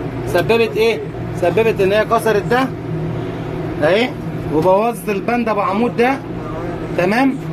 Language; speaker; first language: Arabic; native; Arabic